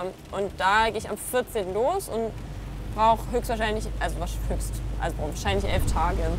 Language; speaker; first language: German; native; German